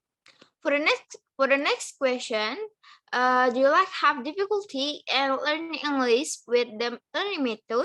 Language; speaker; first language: English; non-native, learner; Indonesian